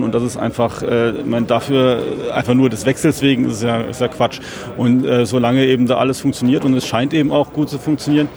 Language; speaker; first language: German; native; German